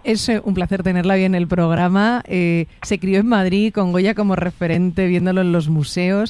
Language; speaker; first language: Spanish; native; Spanish